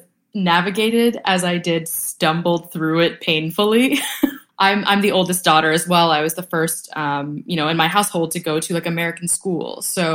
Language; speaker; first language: English; early bilingual, other home language; Vietnamese